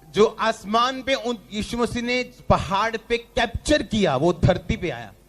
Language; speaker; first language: Hindi; non-native, local second language; Punjabi